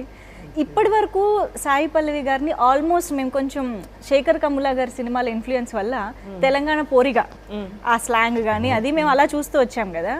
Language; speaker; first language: Telugu; native; Telugu